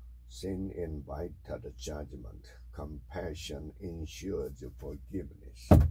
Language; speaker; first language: English; non-native, fluent; Korean